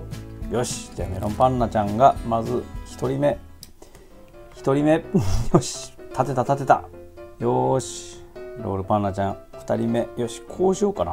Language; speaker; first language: Japanese; native; Japanese